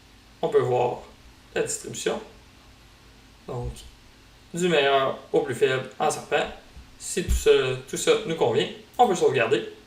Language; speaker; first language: French; native; French